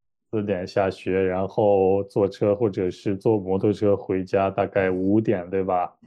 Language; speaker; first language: Chinese; native; Chinese